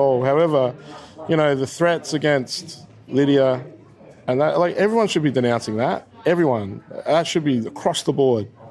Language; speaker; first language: English; native; English